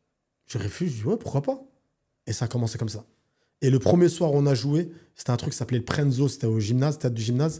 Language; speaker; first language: French; native; French